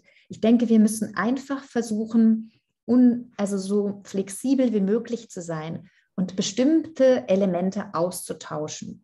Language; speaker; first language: German; non-native, fluent; Italian